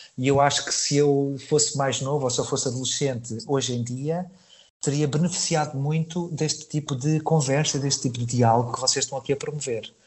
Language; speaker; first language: Portuguese; native; Portuguese